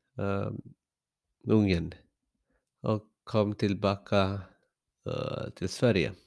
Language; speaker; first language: Swedish; non-native, learner; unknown